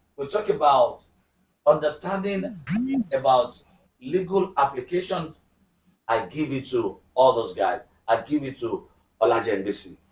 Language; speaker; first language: English; non-native, local second language; Yoruba